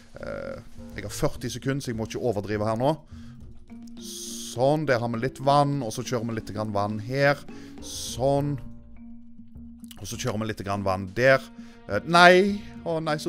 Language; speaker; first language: Norwegian; native; Norwegian